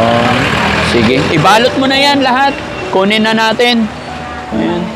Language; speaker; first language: Filipino; native; Filipino